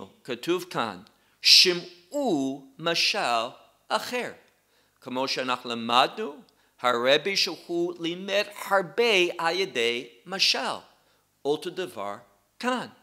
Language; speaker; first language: Hebrew; non-native, fluent; English